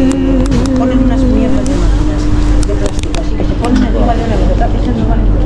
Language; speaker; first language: Spanish; native; Spanish